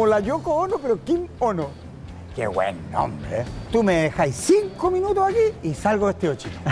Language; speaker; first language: Spanish; native; Spanish